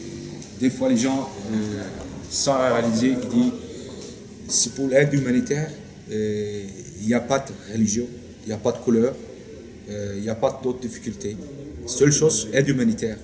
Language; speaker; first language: French; non-native, learner; Turkish